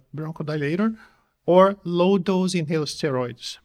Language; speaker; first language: English; non-native, fluent; Portuguese